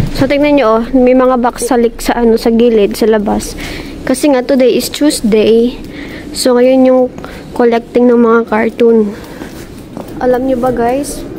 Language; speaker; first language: Filipino; non-native, local second language; Waray